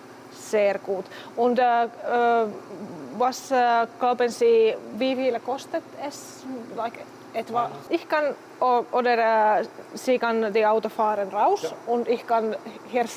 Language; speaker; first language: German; non-native, learner; Finnish